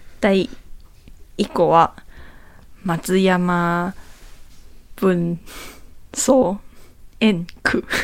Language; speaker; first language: Japanese; non-native, learner; Chinese